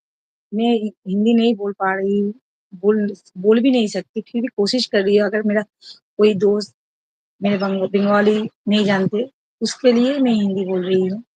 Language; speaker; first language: Hindi; non-native, local second language; Bangla